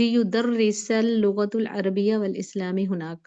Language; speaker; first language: Arabic; non-native, learner; Urdu